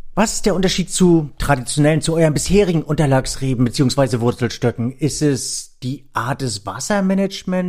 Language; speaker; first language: German; native; German